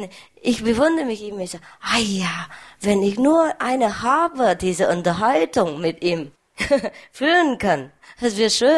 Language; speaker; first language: German; non-native, fluent; Vietnamese